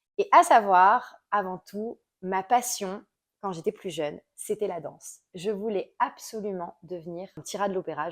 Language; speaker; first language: French; native; French